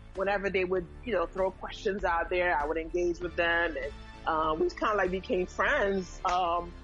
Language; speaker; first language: English; early bilingual, other home language; Haitian Creole